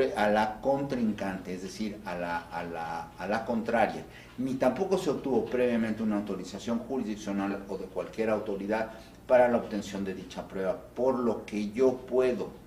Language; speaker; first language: Spanish; native; Spanish